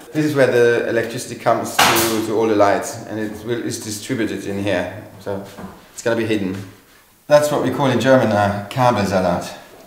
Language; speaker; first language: English; non-native, fluent; German